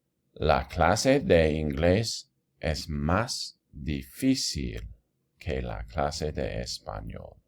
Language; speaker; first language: Spanish; non-native, fluent; English